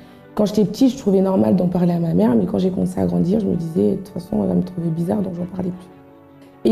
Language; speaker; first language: French; native; French